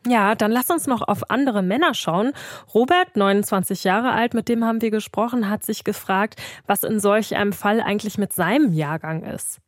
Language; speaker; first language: German; native; German